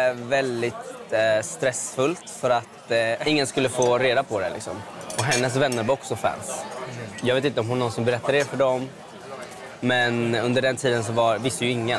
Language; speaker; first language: Swedish; early bilingual, other home language; Spanish